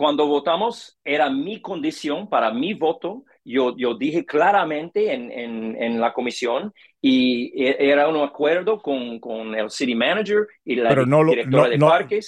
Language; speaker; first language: Spanish; non-native, learner; English